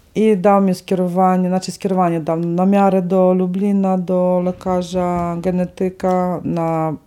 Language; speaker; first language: Polish; non-native, fluent; Ukrainian